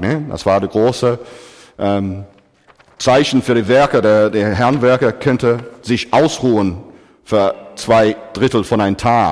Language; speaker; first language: German; non-native, fluent; English